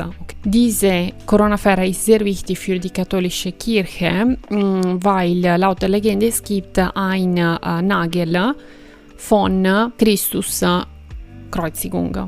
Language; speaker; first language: German; non-native, fluent; Italian